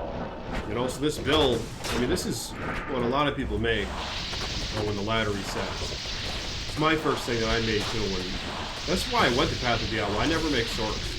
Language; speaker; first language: English; native; English